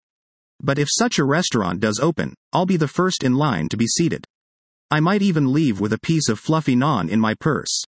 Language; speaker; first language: English; early bilingual, other home language; Persian